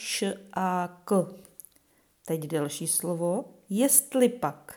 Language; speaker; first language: Czech; native; Czech